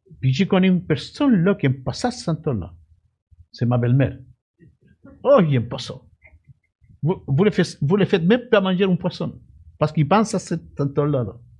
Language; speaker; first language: French; non-native, fluent; Spanish